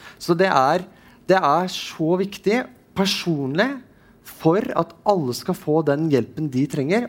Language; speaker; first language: Norwegian; non-native, fluent; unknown